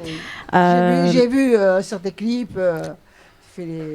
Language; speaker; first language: French; native; French